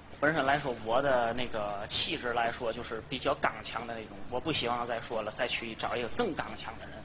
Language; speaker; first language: Chinese; native; Chinese